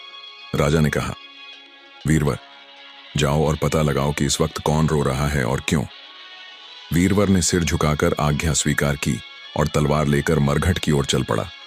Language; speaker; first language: Hindi; native; Hindi